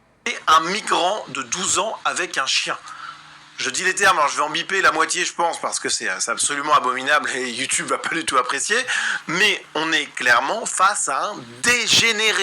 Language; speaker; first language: French; native; French